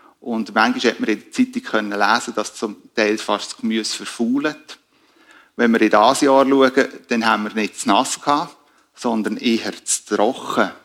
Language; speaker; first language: German; native; German